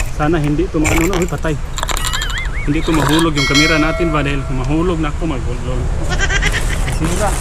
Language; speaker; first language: Filipino; native; Filipino